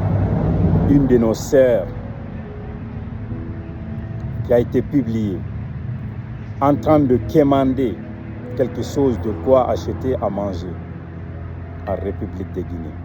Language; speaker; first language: French; non-native, local second language; Fula